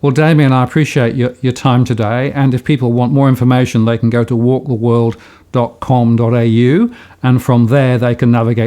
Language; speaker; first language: English; native; English